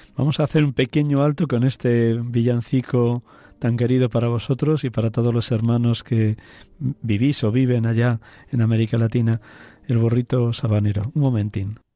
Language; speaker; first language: Spanish; native; Spanish